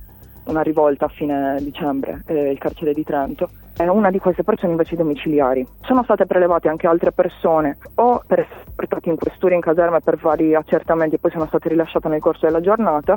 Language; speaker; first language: Italian; native; Italian